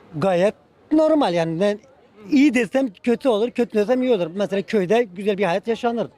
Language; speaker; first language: Turkish; native; Turkish